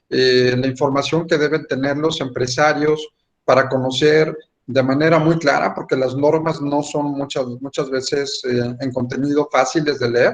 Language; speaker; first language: Spanish; native; Spanish